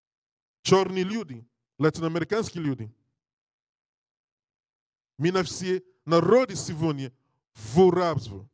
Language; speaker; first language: Russian; non-native, learner; English